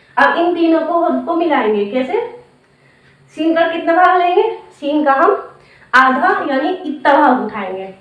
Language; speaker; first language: Hindi; native; Hindi